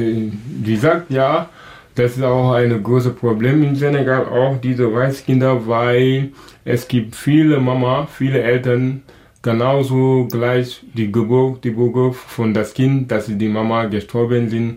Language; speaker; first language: German; non-native, learner; Wolof